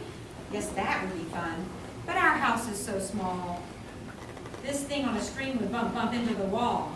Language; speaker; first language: English; native; English